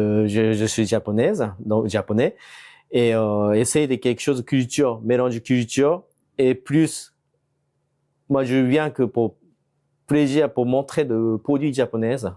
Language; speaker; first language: French; non-native, fluent; Japanese